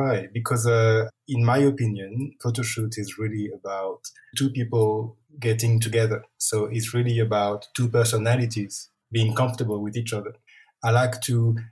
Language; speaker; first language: English; non-native, fluent; French